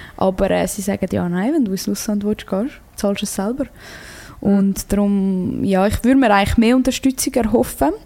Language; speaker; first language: German; early bilingual, other home language; Croatian